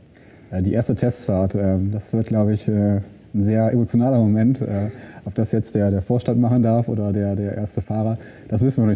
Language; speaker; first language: German; native; German